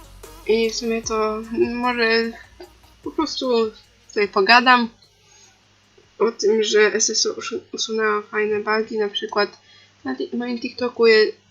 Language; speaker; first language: Polish; native; Polish